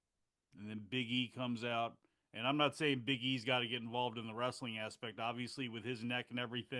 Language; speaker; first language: English; native; English